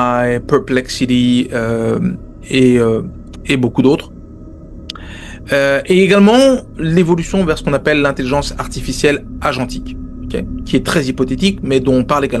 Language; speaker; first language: French; native; French